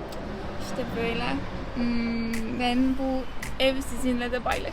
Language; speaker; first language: Turkish; non-native, learner; Estonian